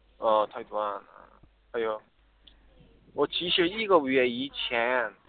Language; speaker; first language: Chinese; non-native, learner; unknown